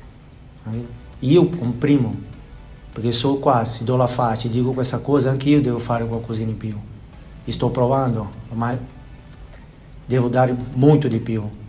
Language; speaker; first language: Italian; non-native, fluent; Portuguese